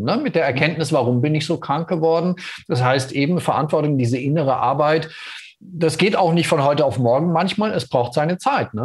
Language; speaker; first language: German; native; German